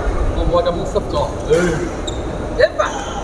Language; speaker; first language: Chinese; early bilingual, heritage; Chinese